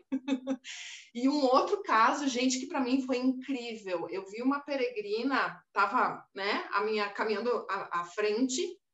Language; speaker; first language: Portuguese; native; Portuguese